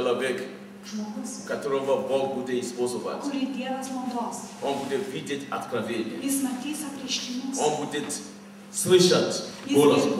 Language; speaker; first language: Russian; non-native, fluent; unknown